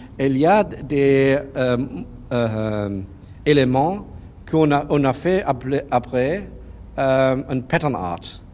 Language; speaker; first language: French; non-native, learner; German